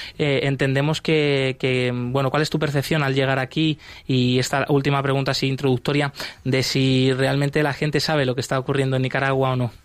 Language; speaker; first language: Spanish; native; Spanish